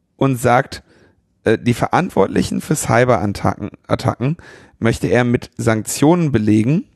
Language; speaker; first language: German; native; German